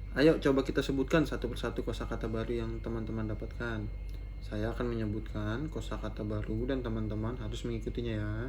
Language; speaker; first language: Indonesian; native; Indonesian